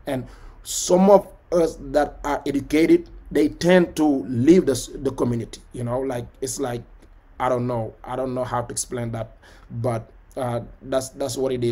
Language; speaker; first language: English; non-native, fluent; Wolof